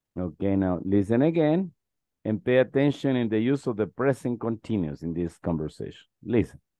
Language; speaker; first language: English; non-native, fluent; Spanish